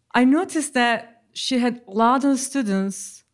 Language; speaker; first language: English; non-native, fluent; Turkish